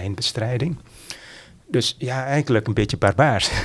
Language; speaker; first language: Dutch; non-native, fluent; Malay